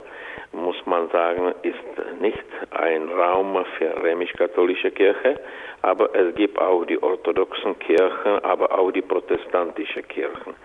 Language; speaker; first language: German; non-native, fluent; Czech